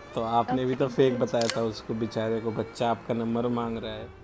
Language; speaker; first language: Hindi; native; Hindi